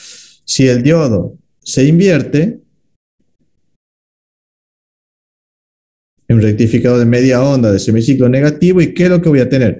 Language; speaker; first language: Spanish; native; Spanish